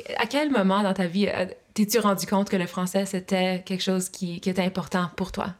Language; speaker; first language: French; native; French